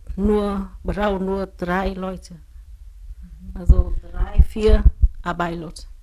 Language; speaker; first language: German; non-native, learner; Vietnamese